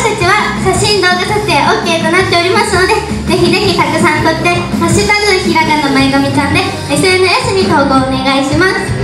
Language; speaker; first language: Japanese; native; Japanese